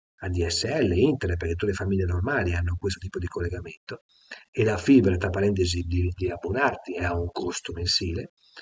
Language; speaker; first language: Italian; native; Italian